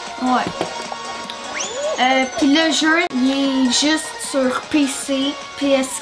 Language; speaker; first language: French; native; French